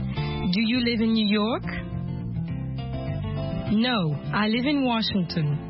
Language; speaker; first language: English; non-native, fluent; French